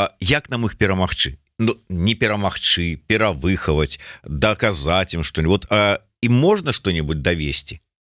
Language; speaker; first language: Belarusian; non-native, local second language; Russian